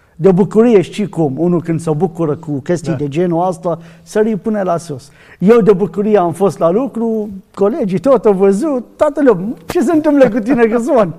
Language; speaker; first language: Romanian; non-native, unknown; Arabic